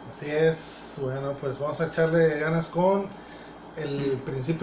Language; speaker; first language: Spanish; native; Spanish